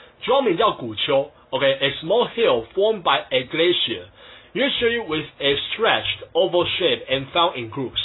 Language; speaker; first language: English; non-native, fluent; Chinese